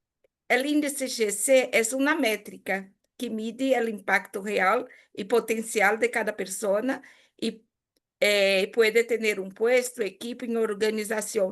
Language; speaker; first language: Spanish; non-native, fluent; Portuguese